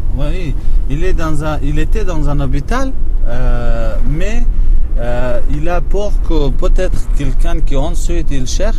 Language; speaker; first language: French; non-native, learner; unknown